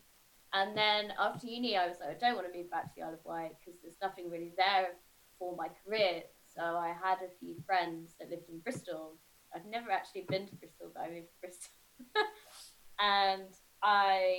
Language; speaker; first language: English; native; English